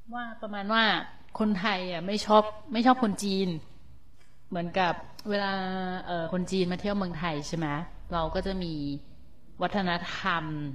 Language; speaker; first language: Thai; native; Thai